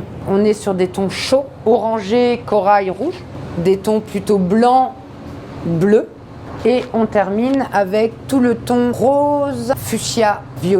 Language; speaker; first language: French; native; French